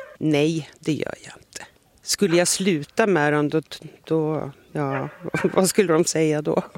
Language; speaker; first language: Swedish; native; Swedish